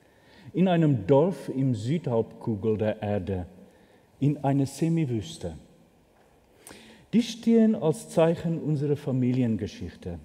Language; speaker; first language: German; non-native, fluent; Afrikaans